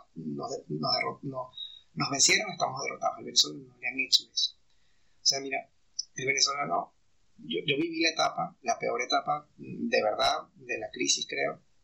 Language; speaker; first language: Spanish; native; Spanish